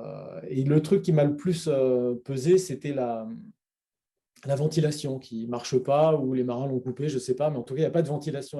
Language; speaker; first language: French; native; French